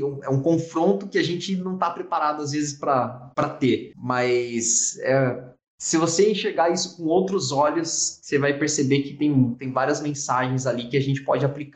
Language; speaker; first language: Portuguese; native; Portuguese